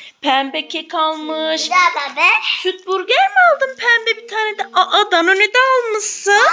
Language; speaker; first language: Turkish; native; Turkish